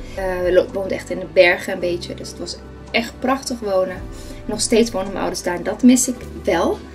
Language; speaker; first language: Dutch; non-native, fluent; Spanish